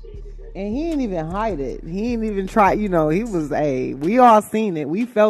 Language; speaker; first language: English; native; English